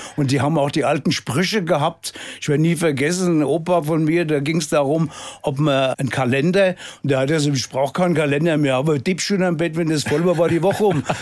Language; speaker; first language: German; native; German